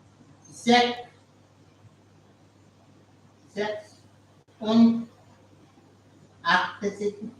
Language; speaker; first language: German; non-native, learner; Hindi